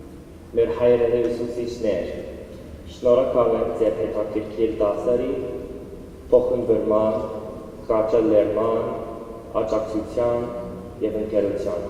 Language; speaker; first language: Armenian; non-native, learner; English